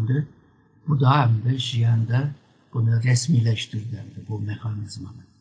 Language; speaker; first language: Turkish; non-native, learner; Uyghur